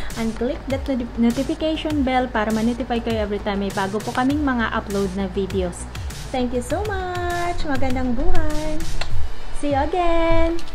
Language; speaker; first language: Filipino; native; Filipino